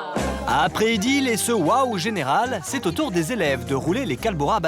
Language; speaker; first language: French; native; French